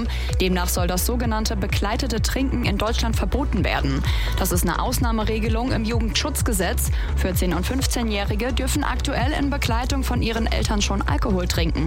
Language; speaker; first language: German; native; German